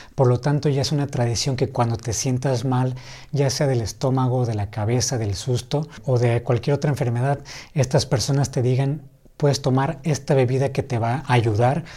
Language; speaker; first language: Spanish; native; Spanish